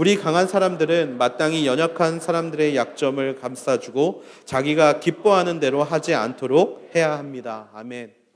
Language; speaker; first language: Korean; native; Korean